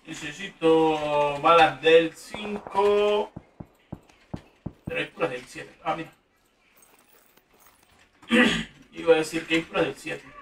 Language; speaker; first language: Spanish; native; Spanish